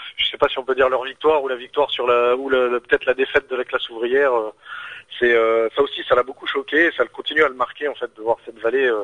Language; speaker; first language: French; native; French